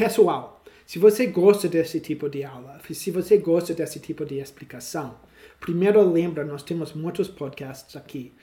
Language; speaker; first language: Portuguese; non-native, learner; English